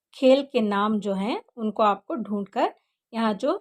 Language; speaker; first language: Hindi; non-native, local second language; Kannada